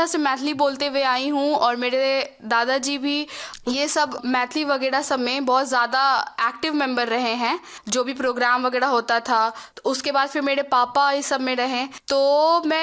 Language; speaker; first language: Hindi; non-native, local second language; Maithili